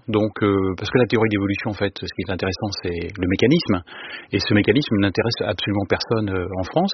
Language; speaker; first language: French; native; French